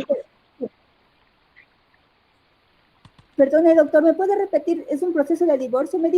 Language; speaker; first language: Spanish; native; Spanish